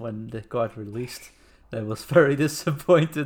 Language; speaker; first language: English; non-native, fluent; Dutch